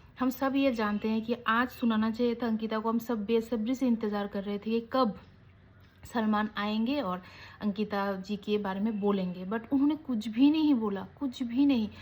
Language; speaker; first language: Hindi; non-native, local second language; Bangla